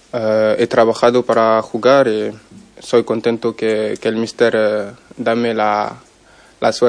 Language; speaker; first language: Spanish; non-native, learner; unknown